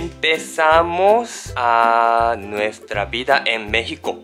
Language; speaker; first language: Spanish; non-native, learner; Japanese